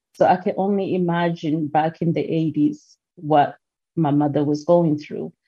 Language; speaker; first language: English; non-native, local second language; Kinyarwanda